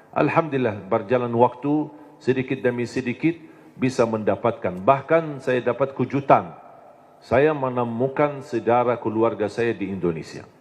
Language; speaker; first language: Indonesian; non-native, fluent; Arabic